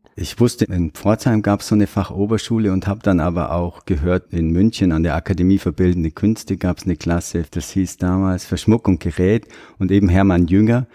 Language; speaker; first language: German; native; German